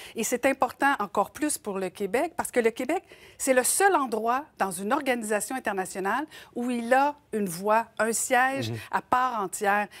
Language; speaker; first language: French; native; French